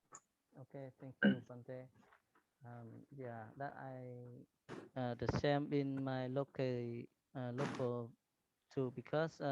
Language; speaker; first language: English; non-native, learner; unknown